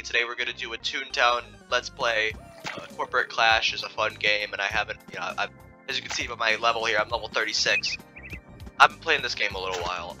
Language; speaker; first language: English; native; English